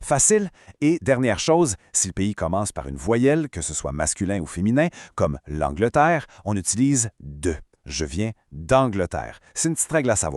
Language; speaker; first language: French; native; French